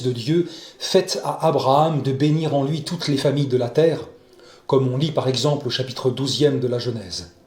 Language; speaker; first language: French; native; French